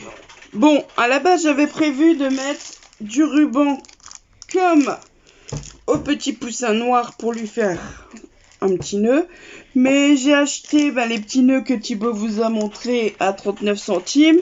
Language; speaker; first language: French; native; French